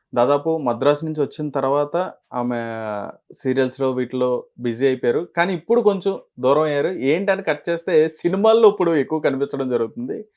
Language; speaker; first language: Telugu; native; Telugu